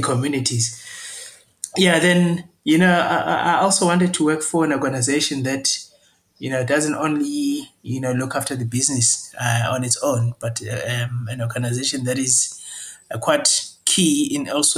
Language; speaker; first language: English; non-native, local second language; Zulu